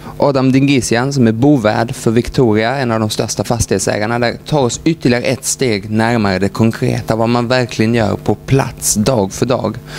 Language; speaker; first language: Swedish; early bilingual, other home language; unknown